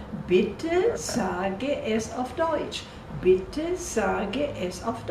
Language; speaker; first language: German; non-native, fluent; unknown